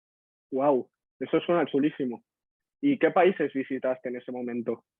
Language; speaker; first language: Spanish; non-native, learner; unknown